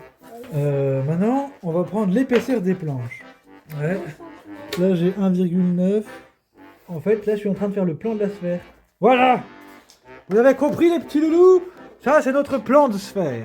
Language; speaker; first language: French; native; French